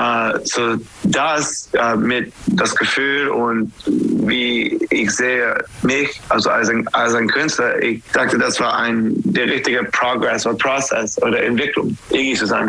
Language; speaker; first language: German; non-native, learner; English